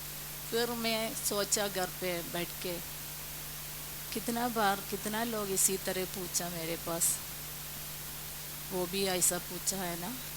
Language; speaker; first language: Hindi; non-native, local second language; Malayalam